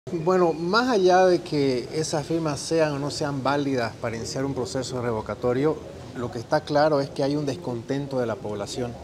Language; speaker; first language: Spanish; native; Spanish